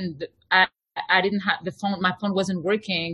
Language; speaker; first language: English; non-native, fluent; French